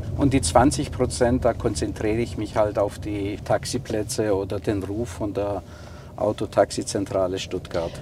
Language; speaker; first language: German; non-native, fluent; Greek